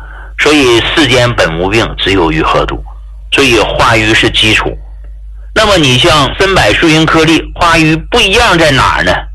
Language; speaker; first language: Chinese; native; Chinese